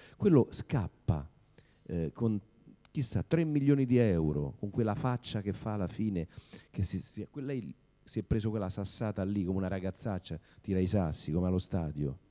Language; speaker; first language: Italian; native; Italian